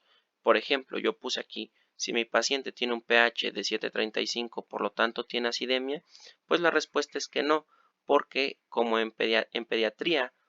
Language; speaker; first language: Spanish; native; Spanish